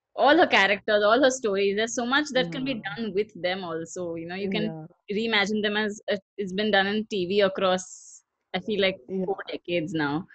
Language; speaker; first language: English; non-native, local second language; Gujarati